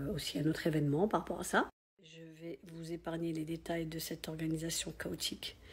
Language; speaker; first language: French; native; French